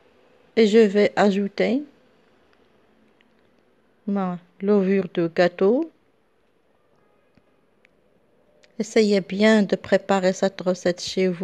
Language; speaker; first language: French; non-native, local second language; Arabic